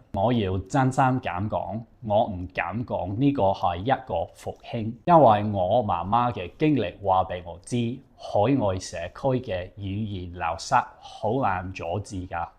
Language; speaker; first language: Cantonese; non-native, fluent; English